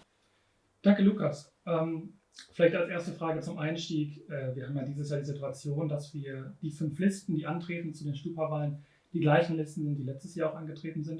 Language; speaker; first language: German; native; German